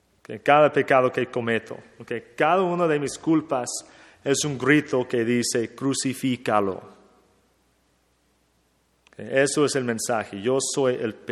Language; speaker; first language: Spanish; non-native, fluent; English